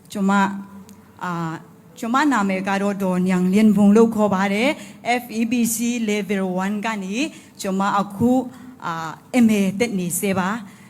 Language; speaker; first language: Burmese; non-native, local second language; Hakha Chin